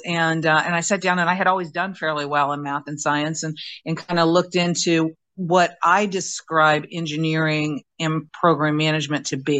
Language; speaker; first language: English; native; English